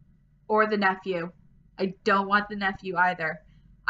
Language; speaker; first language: English; native; English